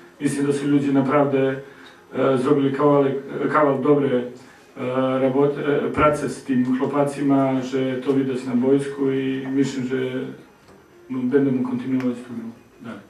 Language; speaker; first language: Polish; non-native, learner; Croatian